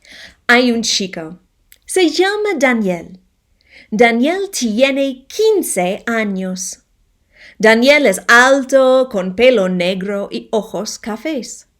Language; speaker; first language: Spanish; non-native, fluent; English